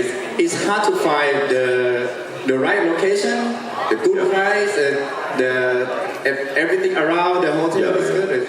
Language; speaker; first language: English; non-native, fluent; Thai